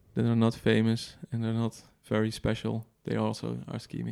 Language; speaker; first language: English; non-native, fluent; Dutch